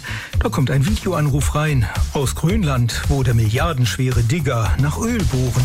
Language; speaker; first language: German; native; German